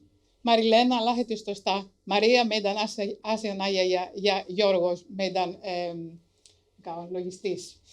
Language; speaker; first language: Finnish; non-native, fluent; Greek